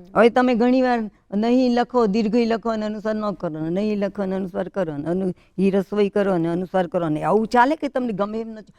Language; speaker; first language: Gujarati; native; Gujarati